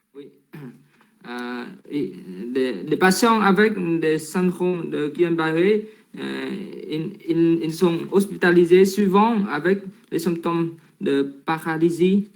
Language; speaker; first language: French; non-native, learner; Vietnamese